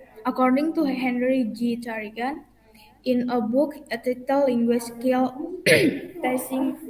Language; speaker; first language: English; non-native, learner; Indonesian